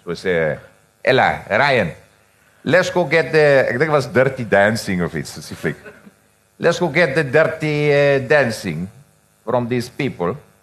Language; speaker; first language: English; non-native, local second language; Afrikaans